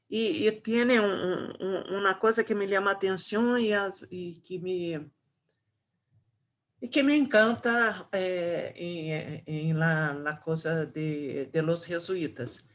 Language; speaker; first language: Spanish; non-native, fluent; Portuguese